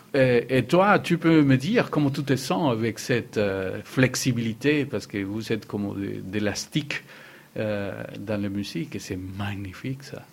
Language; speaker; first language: French; non-native, fluent; Spanish